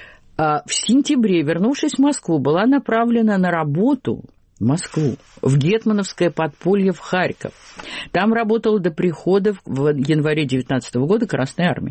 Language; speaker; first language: Russian; native; Russian